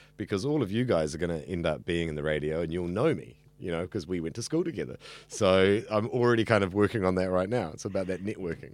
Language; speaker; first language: English; native; English